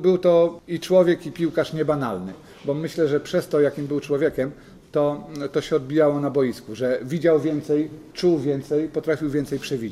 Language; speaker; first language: Polish; native; Polish